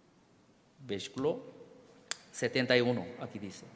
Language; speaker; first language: Spanish; non-native, learner; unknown